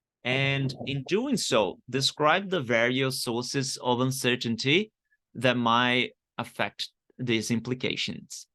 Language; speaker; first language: English; non-native, fluent; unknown